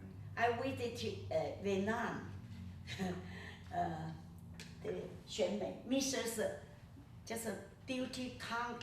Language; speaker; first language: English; non-native, learner; Chinese